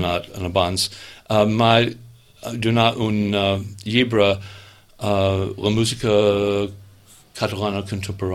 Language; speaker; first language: Catalan; non-native, learner; English